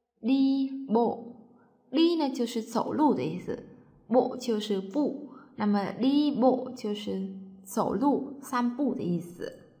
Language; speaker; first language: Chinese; non-native, fluent; Vietnamese